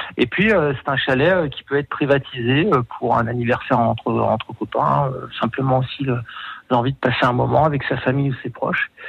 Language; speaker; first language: French; native; French